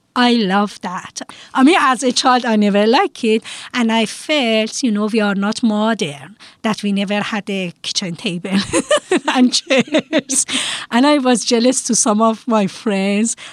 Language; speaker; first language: English; non-native, fluent; Persian